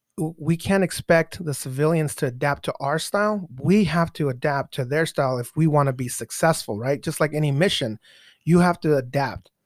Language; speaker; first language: English; early bilingual, other home language; Spanish